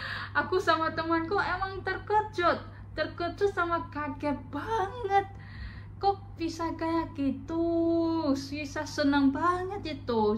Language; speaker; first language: Indonesian; non-native, fluent; Chinese